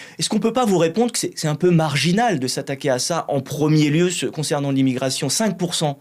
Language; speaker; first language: French; native; French